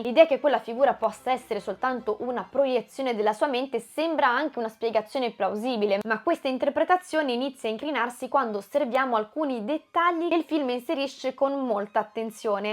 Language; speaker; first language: Italian; native; Italian